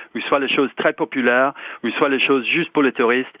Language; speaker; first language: French; non-native, fluent; English